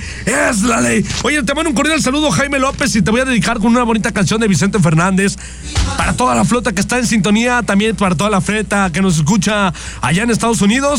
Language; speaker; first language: Spanish; native; Spanish